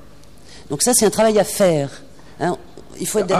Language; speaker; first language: French; native; French